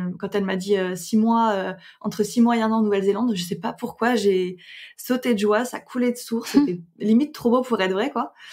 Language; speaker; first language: French; native; French